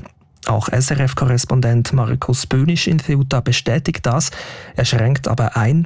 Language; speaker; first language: German; native; German